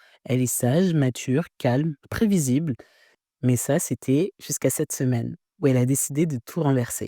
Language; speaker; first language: French; native; French